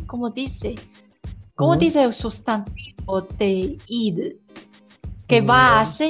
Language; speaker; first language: Spanish; non-native, learner; Chinese